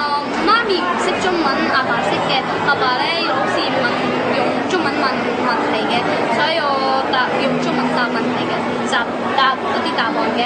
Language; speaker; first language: Cantonese; non-native, learner; Urdu